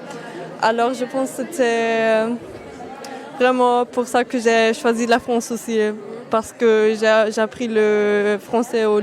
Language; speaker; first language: French; non-native, fluent; German